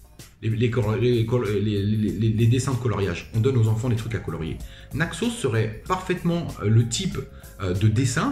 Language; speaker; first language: French; native; French